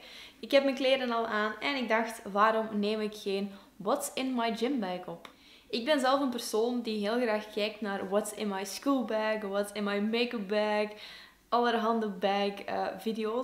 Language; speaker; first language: Dutch; native; Dutch